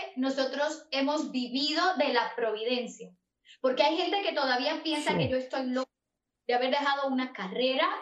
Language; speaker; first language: Spanish; native; Spanish